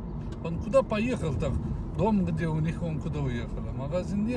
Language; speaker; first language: Russian; non-native, learner; Turkish